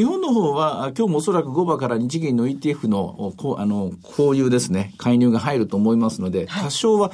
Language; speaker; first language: Japanese; native; Japanese